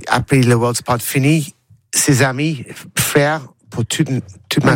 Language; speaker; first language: French; non-native, learner; English